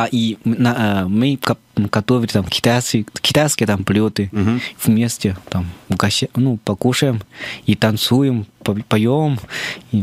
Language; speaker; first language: Russian; non-native, fluent; Chinese